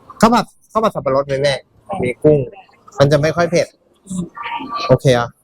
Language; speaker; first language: Chinese; non-native, learner; Thai